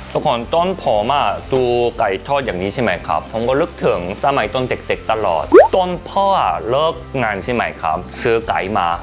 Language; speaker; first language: Thai; non-native, fluent; Korean